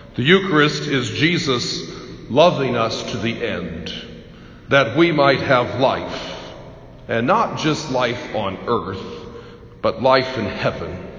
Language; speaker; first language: English; native; English